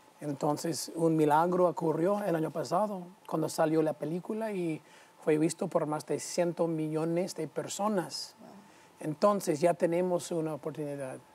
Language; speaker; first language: Spanish; non-native, fluent; English